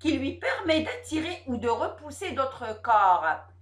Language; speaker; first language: French; non-native, local second language; Arabic